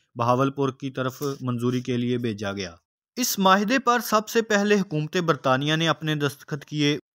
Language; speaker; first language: Urdu; non-native, local second language; Punjabi